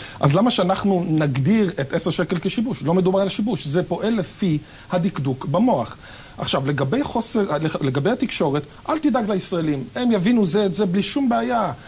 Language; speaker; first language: Hebrew; native; Hebrew